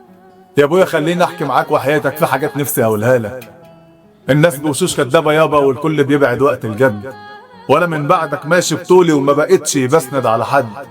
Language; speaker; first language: Arabic; native; Arabic